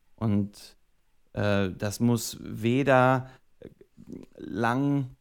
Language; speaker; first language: German; native; German